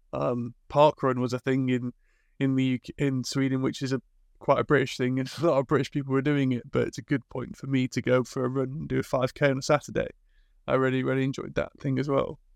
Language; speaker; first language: English; native; English